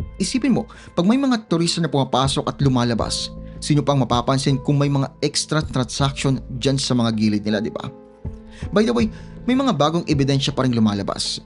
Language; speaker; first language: Filipino; native; Filipino